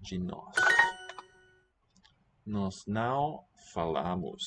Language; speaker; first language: Portuguese; non-native, learner; English